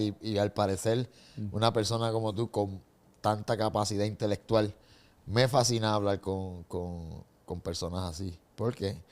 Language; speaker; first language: Spanish; native; Spanish